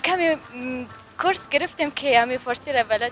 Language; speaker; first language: Persian; non-native, learner; Arabic